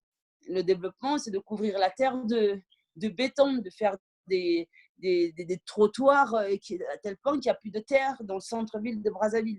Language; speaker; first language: French; early bilingual, other home language; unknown